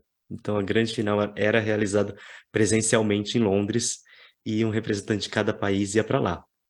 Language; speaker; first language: Portuguese; native; Portuguese